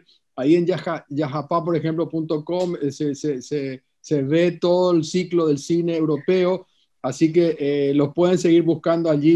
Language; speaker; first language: Spanish; native; Spanish